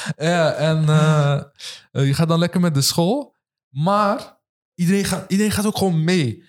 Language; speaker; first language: Dutch; early bilingual, other home language; Turkish